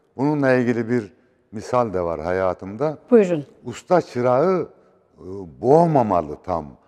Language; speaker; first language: Turkish; native; Turkish